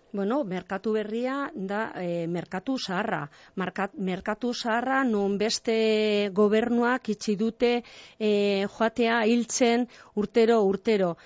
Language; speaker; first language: Basque; non-native, local second language; Spanish